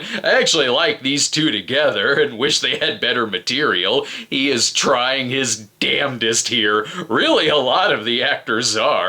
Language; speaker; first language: English; native; English